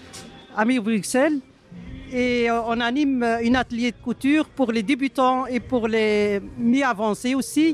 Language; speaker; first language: French; non-native, fluent; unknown